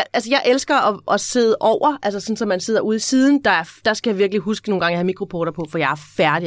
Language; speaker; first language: Danish; native; Danish